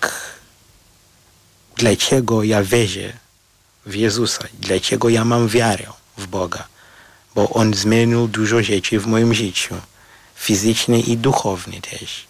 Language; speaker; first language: Polish; non-native, fluent; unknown